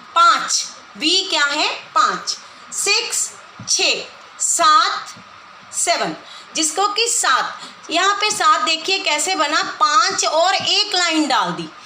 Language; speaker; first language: Hindi; non-native, local second language; Punjabi